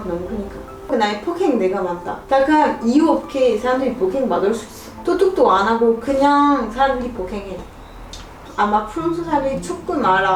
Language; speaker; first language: Korean; non-native, learner; French